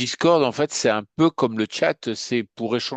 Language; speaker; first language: French; native; French